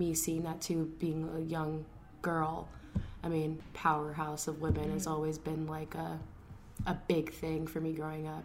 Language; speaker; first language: English; native; English